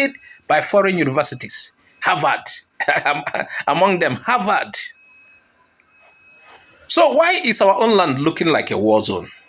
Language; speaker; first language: English; non-native, local second language; Igbo